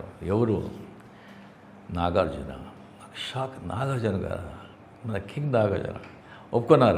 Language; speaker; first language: Telugu; non-native, local second language; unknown